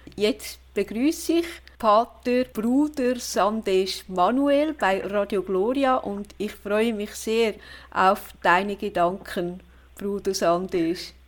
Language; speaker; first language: German; native; German